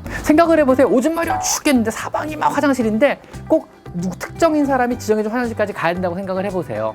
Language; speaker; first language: Korean; native; Korean